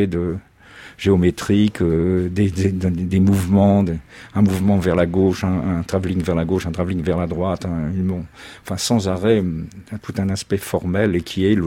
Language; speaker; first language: French; native; French